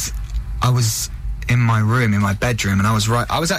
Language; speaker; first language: English; native; English